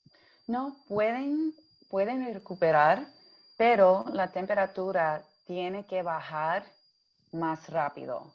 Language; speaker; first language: Spanish; early bilingual, heritage; English